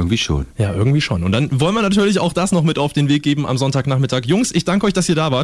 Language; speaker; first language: German; native; German